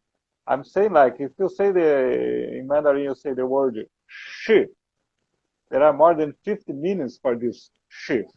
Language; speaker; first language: English; non-native, learner; Portuguese